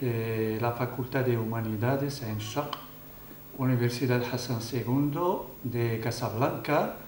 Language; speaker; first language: Spanish; non-native, fluent; Arabic